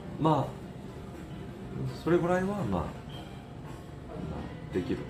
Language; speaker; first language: Japanese; non-native, learner; Korean